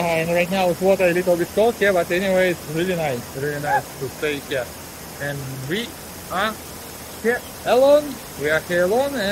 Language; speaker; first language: English; non-native, learner; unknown